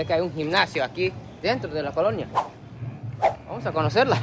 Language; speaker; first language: Spanish; non-native, fluent; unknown